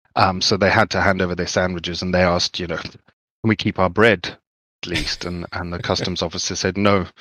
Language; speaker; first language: English; native; English